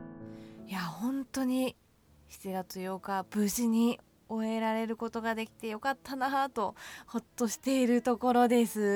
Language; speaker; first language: Japanese; native; Japanese